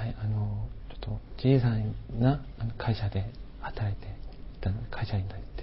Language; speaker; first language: Japanese; non-native, fluent; Korean